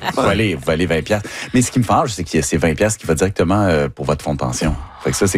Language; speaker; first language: French; native; French